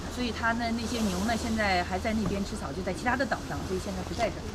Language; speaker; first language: Chinese; native; Chinese